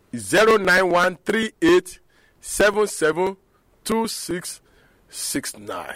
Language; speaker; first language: Nigerian Pidgin; non-native, local second language; Yoruba